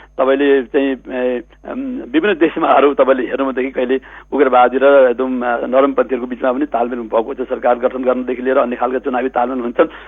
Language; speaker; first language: Nepali; native; Nepali